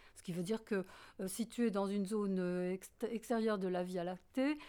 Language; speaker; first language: French; native; French